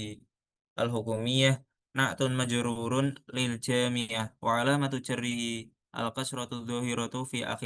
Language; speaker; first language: Arabic; non-native, learner; Indonesian